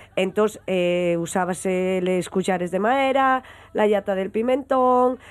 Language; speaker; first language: Spanish; native; Spanish